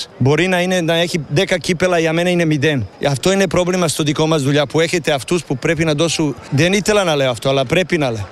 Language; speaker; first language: Greek; non-native, learner; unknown